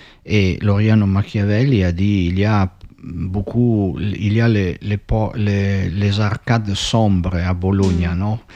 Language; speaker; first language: French; non-native, fluent; Italian